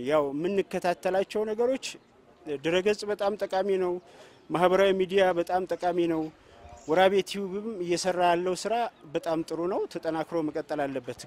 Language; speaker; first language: Amharic; non-native, local second language; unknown